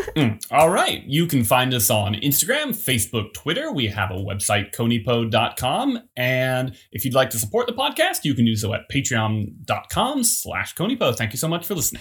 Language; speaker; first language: English; native; English